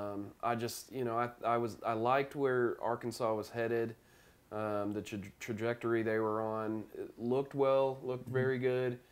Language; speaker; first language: English; native; English